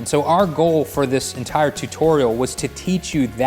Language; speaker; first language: English; native; English